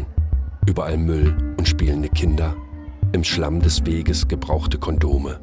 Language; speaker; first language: German; native; German